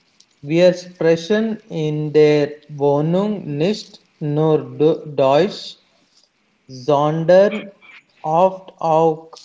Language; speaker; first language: German; non-native, learner; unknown